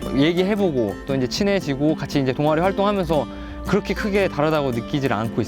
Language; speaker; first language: Korean; native; Korean